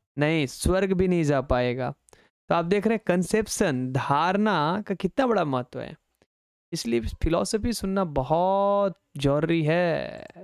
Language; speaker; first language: Hindi; native; Hindi